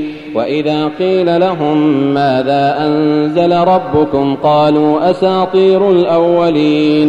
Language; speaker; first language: Arabic; native; Arabic